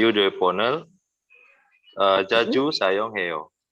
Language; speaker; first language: Korean; non-native, learner; Indonesian